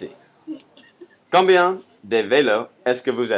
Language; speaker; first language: French; non-native, learner; English